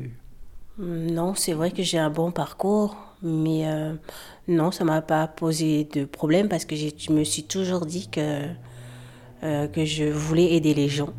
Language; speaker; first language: French; native; French